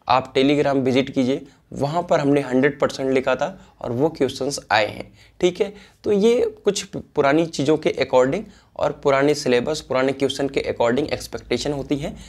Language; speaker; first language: Hindi; native; Hindi